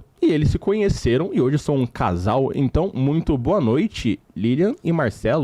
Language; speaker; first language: Portuguese; native; Portuguese